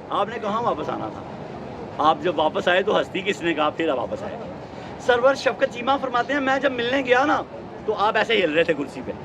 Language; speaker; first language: Urdu; non-native, local second language; Punjabi